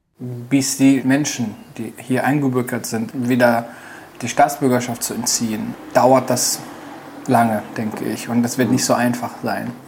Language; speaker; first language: German; non-native, fluent; Arabic